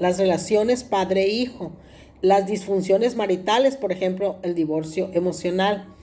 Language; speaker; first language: Spanish; native; Spanish